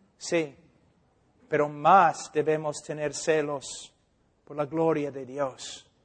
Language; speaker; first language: Spanish; non-native, fluent; English